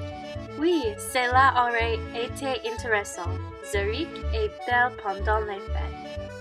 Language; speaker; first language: French; non-native, learner; English